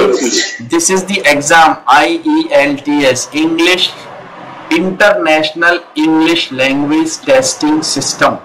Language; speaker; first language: English; non-native, local second language; Hindi